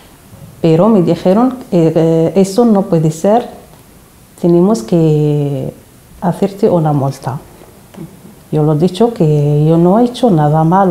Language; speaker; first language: Spanish; non-native, learner; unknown